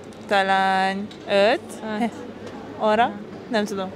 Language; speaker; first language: Hungarian; non-native, learner; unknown